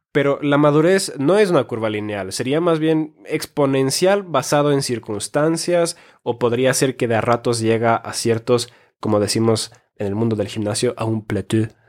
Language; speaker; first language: Spanish; early bilingual, heritage; Spanish